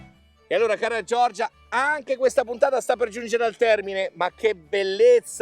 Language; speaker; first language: Italian; native; Italian